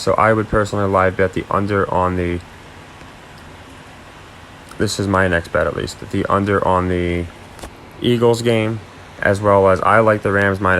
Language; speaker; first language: English; native; English